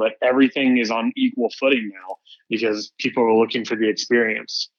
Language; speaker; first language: English; native; English